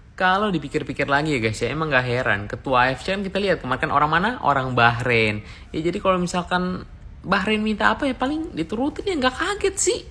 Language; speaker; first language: Indonesian; native; Indonesian